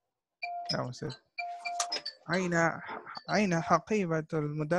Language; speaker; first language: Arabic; non-native, learner; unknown